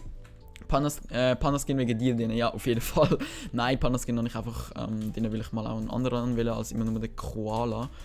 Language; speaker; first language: German; native; German